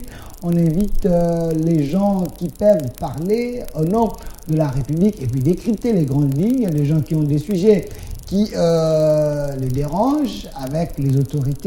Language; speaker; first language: French; non-native, local second language; Lingala